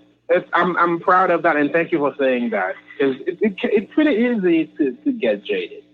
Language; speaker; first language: English; non-native, fluent; Haitian Creole